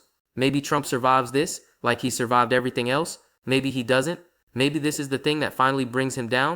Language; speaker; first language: English; native; English